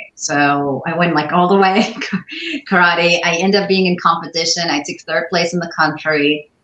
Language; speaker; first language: English; non-native, fluent; Arabic